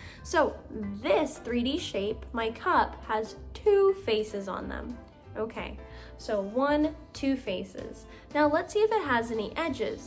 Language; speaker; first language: English; native; English